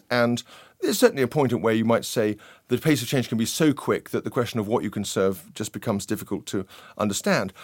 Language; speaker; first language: English; native; English